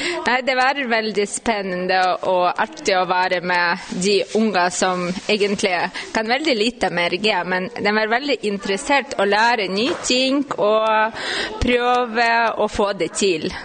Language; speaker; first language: Norwegian; non-native, fluent; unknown